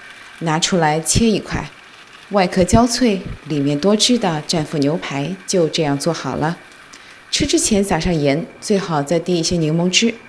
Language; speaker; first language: Chinese; native; Chinese